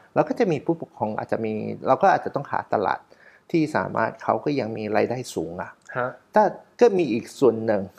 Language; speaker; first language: Thai; non-native, fluent; Chinese